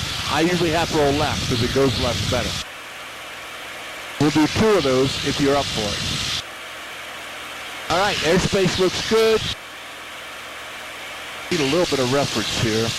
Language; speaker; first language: English; native; English